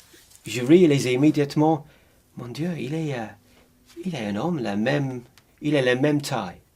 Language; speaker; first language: French; non-native, learner; English